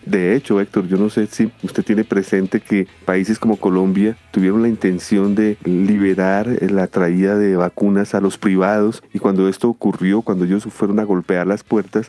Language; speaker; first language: Spanish; native; Spanish